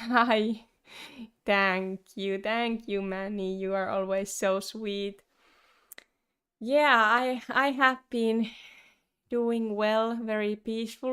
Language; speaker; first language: English; non-native, fluent; Finnish